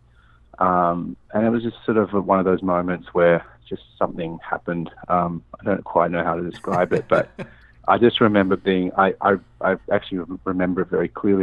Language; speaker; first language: English; native; English